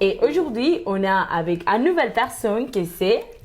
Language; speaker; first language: French; non-native, learner; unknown